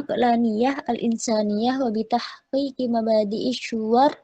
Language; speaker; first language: Arabic; non-native, learner; Indonesian